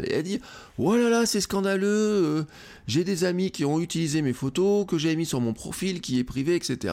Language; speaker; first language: French; native; French